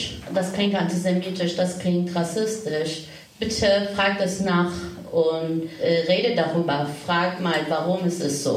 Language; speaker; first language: German; non-native, learner; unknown